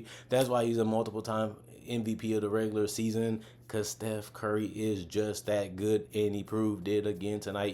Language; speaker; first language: English; native; English